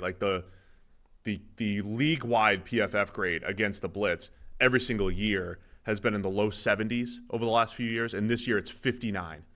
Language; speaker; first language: English; native; English